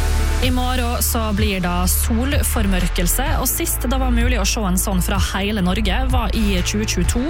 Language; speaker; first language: Norwegian; native; Norwegian